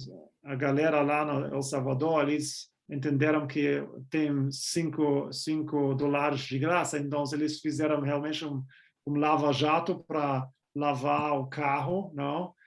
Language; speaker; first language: Portuguese; non-native, fluent; German